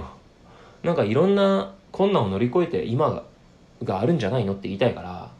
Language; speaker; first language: Japanese; native; Japanese